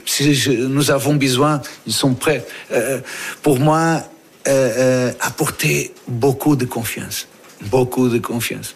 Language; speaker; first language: French; non-native, fluent; Portuguese